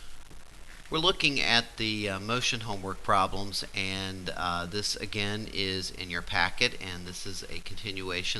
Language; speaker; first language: English; native; English